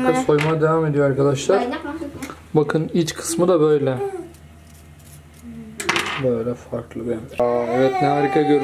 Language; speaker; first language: Turkish; native; Turkish